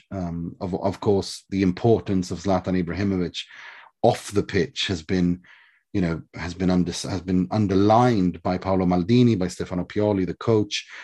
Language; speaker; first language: English; early bilingual, other home language; Swedish